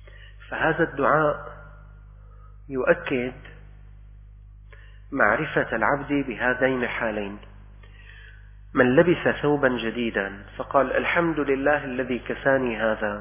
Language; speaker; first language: Arabic; native; Arabic